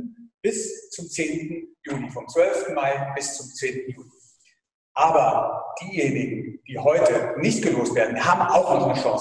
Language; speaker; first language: German; native; German